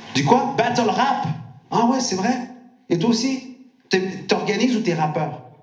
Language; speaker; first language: French; non-native, local second language; Punjabi